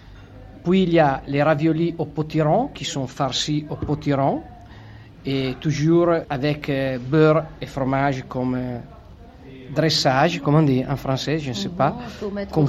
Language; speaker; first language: French; non-native, fluent; Italian